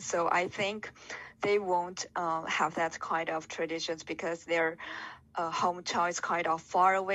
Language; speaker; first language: English; non-native, fluent; Chinese